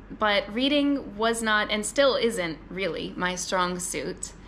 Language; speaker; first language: English; native; English